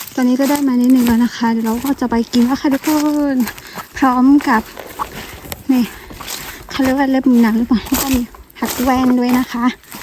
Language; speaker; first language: Thai; non-native, local second language; Karen languages